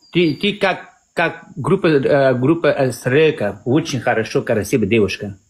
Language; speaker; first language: Russian; non-native, learner; Persian